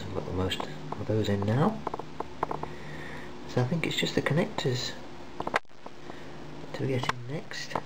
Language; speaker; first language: English; native; English